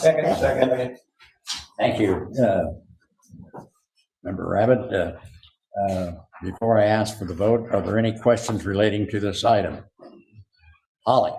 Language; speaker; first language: English; native; English